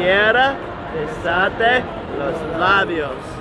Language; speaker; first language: Spanish; non-native, learner; English